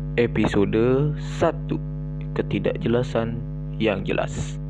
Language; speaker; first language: Indonesian; native; Indonesian